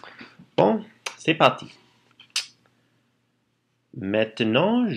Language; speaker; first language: French; non-native, learner; English